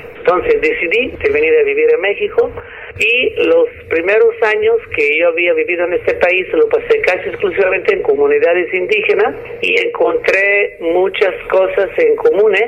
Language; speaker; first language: Spanish; non-native, fluent; Italian